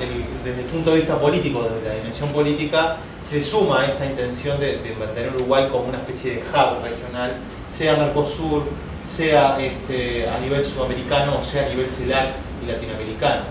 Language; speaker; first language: Spanish; native; Spanish